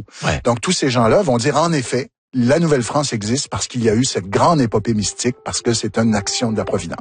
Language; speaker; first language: French; native; French